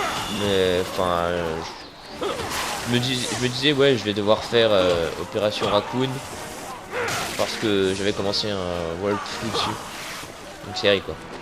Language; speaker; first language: French; native; French